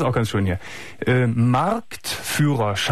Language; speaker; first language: German; native; German